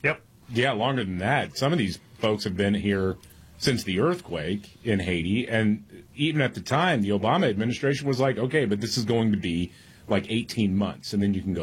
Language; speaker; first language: English; native; English